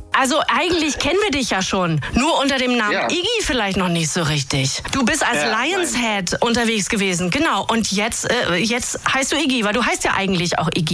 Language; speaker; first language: German; native; German